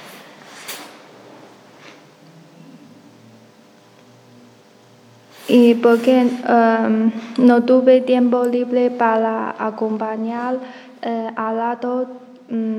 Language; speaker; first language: Spanish; non-native, learner; Chinese